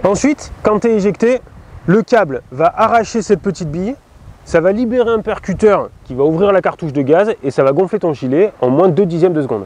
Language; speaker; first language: French; native; French